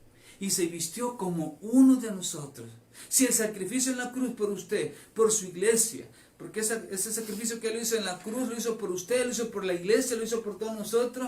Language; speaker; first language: Spanish; native; Spanish